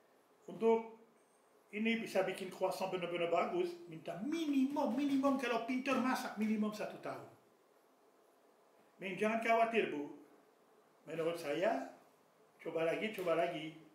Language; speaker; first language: Indonesian; non-native, fluent; French